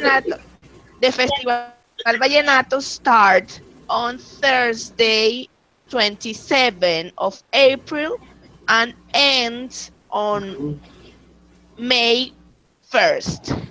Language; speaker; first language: English; non-native, learner; Spanish